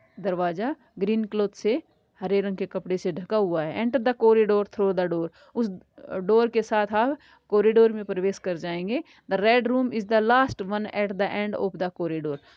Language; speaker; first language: Hindi; native; Hindi